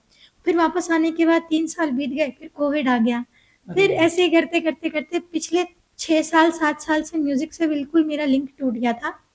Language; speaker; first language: Hindi; native; Hindi